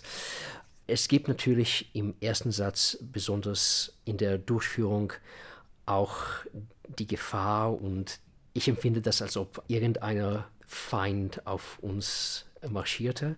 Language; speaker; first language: German; non-native, fluent; Russian